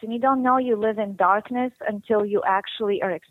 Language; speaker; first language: English; non-native, fluent; Bulgarian